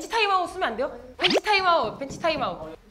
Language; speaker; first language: Korean; native; Korean